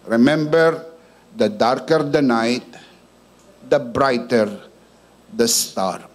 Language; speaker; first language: English; non-native, local second language; Filipino